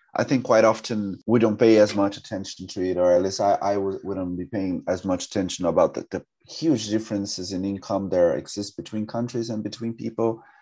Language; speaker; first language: English; non-native, fluent; Portuguese